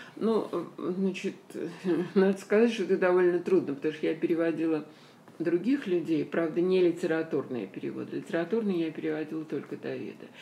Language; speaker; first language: Russian; native; Russian